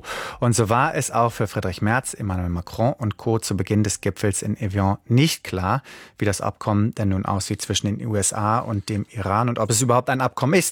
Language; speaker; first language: German; native; German